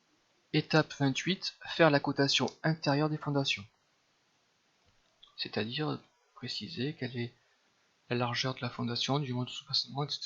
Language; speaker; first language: French; native; French